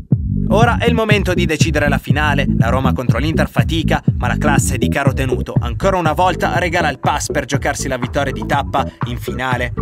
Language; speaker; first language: Italian; native; Italian